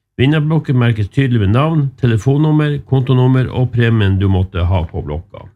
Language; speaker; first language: Norwegian; native; Norwegian